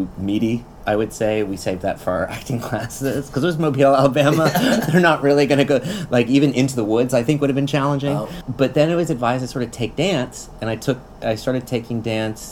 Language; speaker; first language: English; native; English